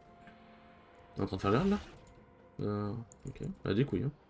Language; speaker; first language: French; native; French